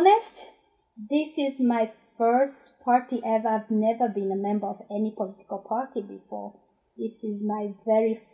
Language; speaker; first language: English; non-native, fluent; Rundi